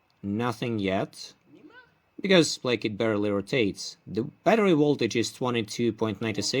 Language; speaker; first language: English; non-native, fluent; Ukrainian